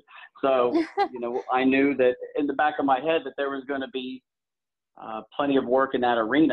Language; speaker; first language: English; native; English